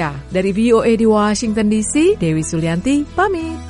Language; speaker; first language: Indonesian; native; Indonesian